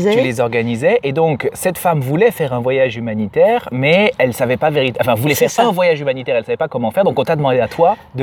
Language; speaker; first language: French; native; French